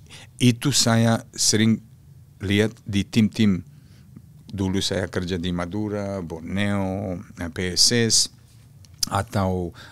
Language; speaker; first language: Indonesian; non-native, fluent; Serbian